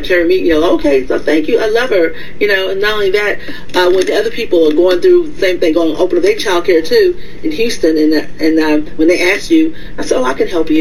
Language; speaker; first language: English; native; English